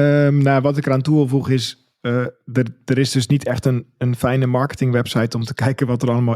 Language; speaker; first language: Dutch; native; Dutch